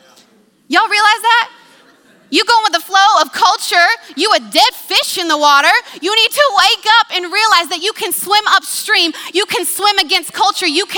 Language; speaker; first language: English; native; English